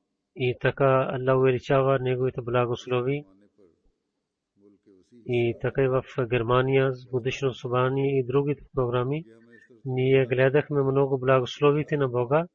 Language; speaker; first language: Bulgarian; non-native, fluent; Urdu